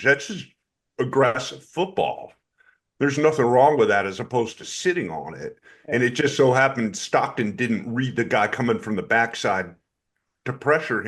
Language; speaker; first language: English; native; English